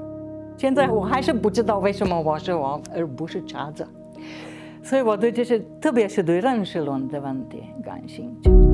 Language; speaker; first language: Chinese; non-native, fluent; Slovenian